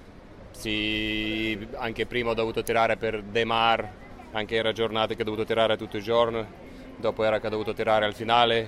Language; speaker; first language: Italian; non-native, fluent; Lithuanian